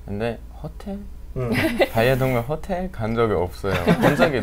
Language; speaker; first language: Korean; non-native, fluent; English